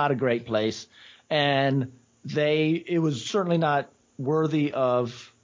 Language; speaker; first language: English; native; English